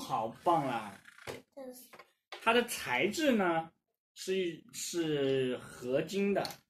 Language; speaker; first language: Chinese; native; Chinese